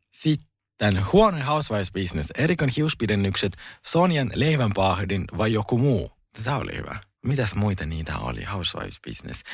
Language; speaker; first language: Finnish; early bilingual, other home language; Russian